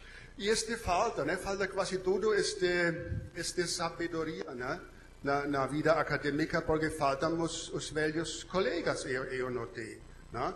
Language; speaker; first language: Portuguese; non-native, fluent; German